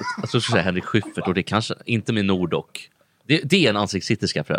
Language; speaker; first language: Swedish; native; Swedish